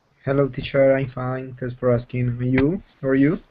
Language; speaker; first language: English; non-native, learner; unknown